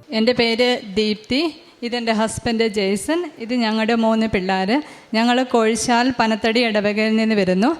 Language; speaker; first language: Malayalam; native; Malayalam